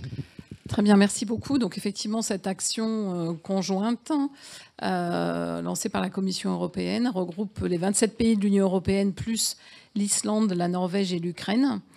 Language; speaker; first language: French; native; French